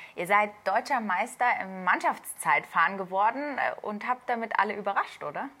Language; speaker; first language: German; native; German